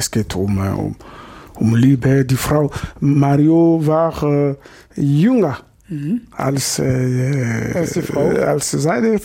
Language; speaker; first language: German; non-native, learner; Lingala